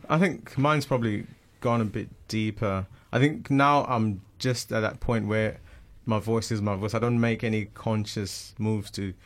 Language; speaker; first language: English; non-native, local second language; Shona